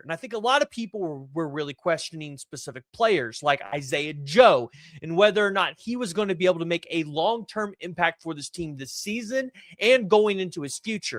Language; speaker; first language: English; native; English